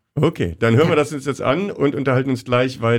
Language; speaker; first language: German; native; German